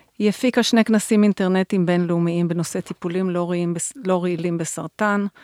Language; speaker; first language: Hebrew; native; Hebrew